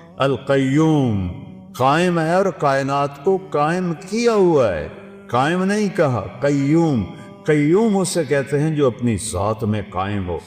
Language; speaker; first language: Urdu; non-native, local second language; Punjabi